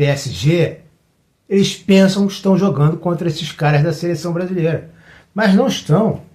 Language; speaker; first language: Portuguese; native; Portuguese